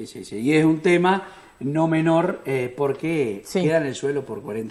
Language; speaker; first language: Spanish; native; Spanish